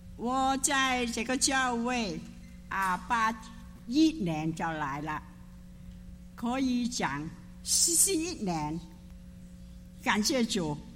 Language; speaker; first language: Chinese; non-native, local second language; Cantonese